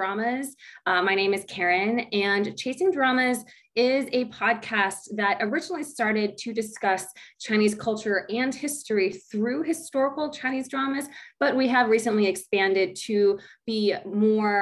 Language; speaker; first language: English; native; English